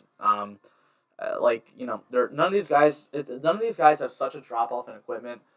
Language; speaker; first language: English; native; English